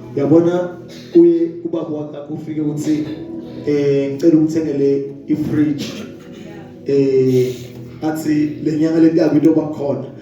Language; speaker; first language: Zulu; non-native, local second language; Swati